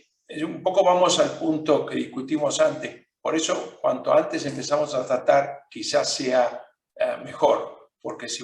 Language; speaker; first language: Spanish; non-native, fluent; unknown